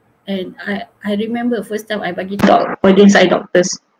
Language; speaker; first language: English; non-native, local second language; Malay